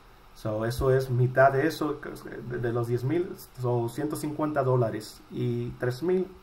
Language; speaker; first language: Spanish; early bilingual, heritage; Spanish